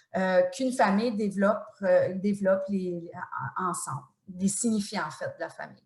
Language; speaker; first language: French; native; French